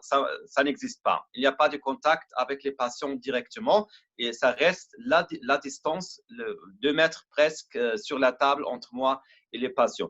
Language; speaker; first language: French; non-native, learner; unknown